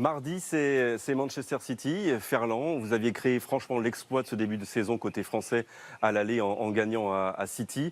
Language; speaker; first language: French; native; French